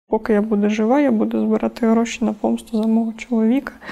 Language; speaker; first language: Ukrainian; non-native, fluent; Russian